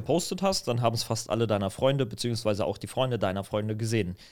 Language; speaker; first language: German; native; German